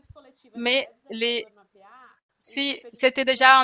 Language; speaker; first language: French; non-native, fluent; Portuguese